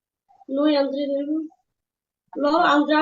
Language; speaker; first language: Italian; non-native, learner; Bangla